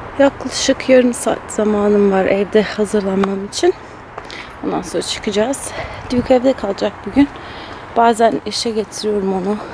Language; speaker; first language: Turkish; early bilingual, heritage; Turkish